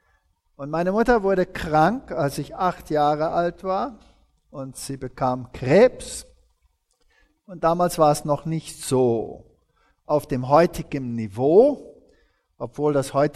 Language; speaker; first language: German; early bilingual, heritage; German